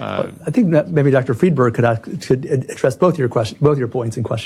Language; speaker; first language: English; native; English